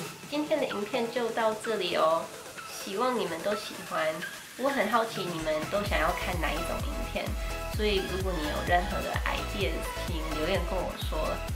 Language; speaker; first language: Chinese; non-native, fluent; English